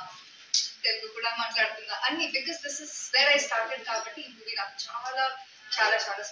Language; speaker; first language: Telugu; non-native, fluent; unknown